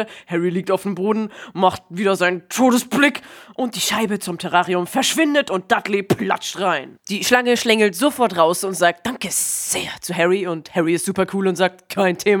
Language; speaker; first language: German; native; German